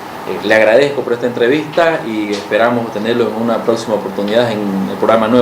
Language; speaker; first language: Spanish; native; Spanish